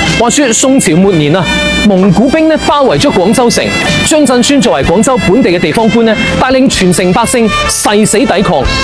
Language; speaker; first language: Cantonese; native; Cantonese